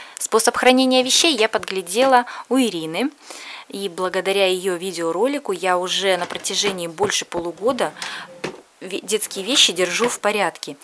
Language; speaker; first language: Russian; native; Russian